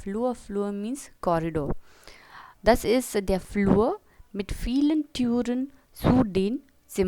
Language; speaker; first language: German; non-native, learner; Hindi